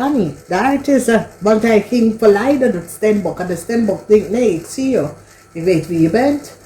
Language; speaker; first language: Dutch; non-native, learner; English